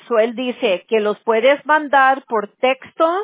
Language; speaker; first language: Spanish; early bilingual, heritage; Spanish